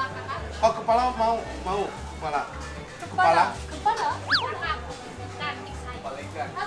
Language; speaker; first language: Indonesian; non-native, fluent; Japanese